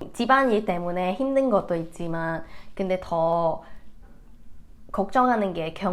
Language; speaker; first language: Korean; non-native, fluent; Cantonese